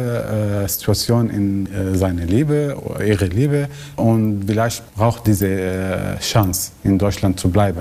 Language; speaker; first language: German; non-native, learner; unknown